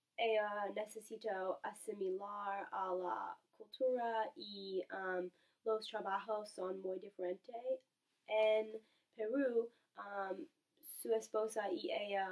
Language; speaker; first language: Spanish; non-native, learner; English